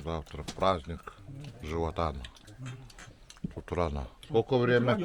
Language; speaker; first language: Russian; non-native, local second language; Yakut